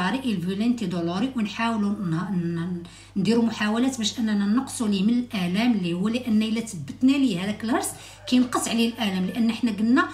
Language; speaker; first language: Arabic; native; Arabic